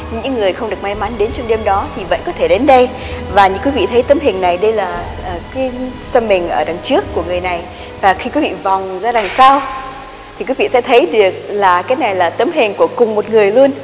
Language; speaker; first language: Vietnamese; early bilingual, heritage; Vietnamese